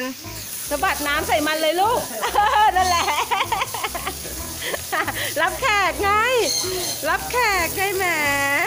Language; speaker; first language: Thai; native; Thai